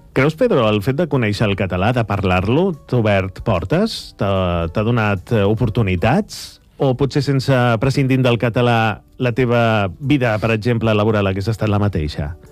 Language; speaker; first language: Catalan; native; Catalan